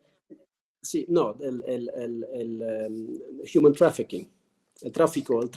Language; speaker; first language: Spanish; non-native, fluent; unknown